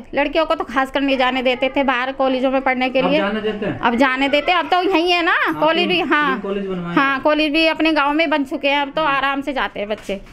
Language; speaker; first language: Hindi; native; Hindi